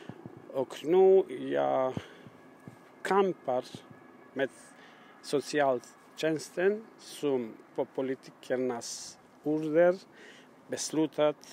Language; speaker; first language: Swedish; non-native, learner; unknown